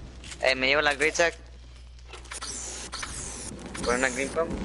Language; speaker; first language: Spanish; early bilingual, heritage; Spanish